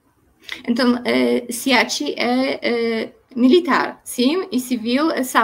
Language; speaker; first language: Portuguese; non-native, learner; Polish